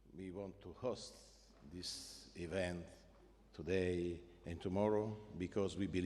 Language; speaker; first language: English; non-native, fluent; Italian